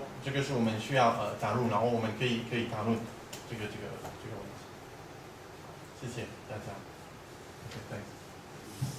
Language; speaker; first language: Chinese; non-native, fluent; French